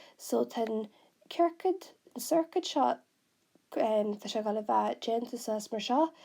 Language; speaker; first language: Irish; non-native, local second language; English